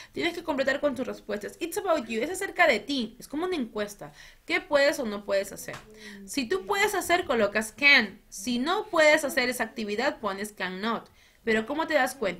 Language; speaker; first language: Spanish; native; Spanish